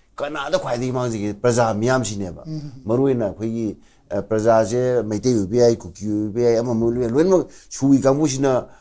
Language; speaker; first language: Manipuri; non-native, local second language; Thado Chin